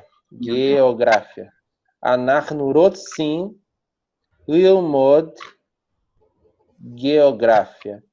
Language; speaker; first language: Hebrew; non-native, fluent; Portuguese